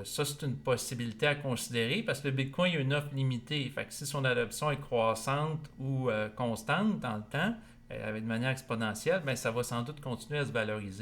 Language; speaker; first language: French; native; French